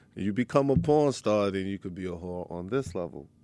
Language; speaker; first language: English; native; English